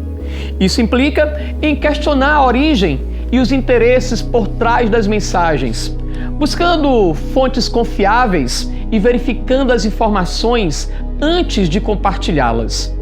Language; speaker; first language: Portuguese; native; Portuguese